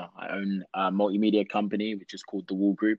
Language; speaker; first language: English; native; English